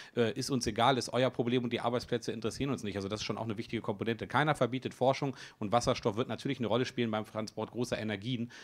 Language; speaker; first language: German; native; German